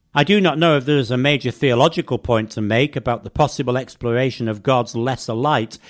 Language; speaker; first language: English; native; English